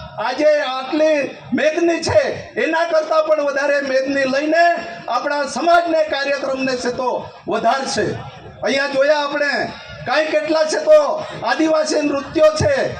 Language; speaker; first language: Gujarati; non-native, local second language; Kukna